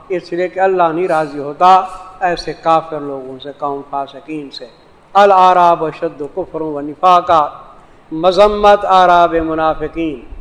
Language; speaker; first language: Urdu; non-native, local second language; Saraiki